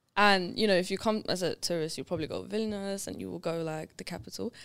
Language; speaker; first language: English; non-native, fluent; Lithuanian